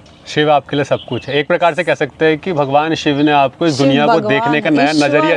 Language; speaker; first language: Hindi; native; Hindi